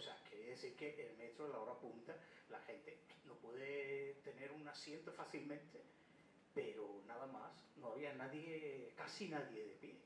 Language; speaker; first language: Spanish; non-native, fluent; Bangla